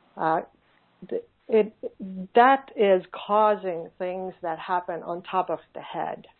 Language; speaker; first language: English; non-native, fluent; Finnish